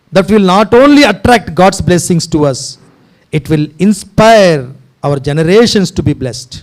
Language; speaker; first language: English; non-native, local second language; Telugu